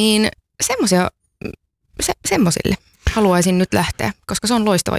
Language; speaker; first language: Finnish; native; Finnish